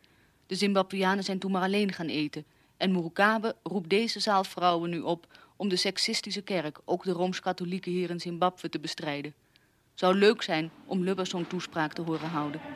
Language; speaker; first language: Dutch; native; Dutch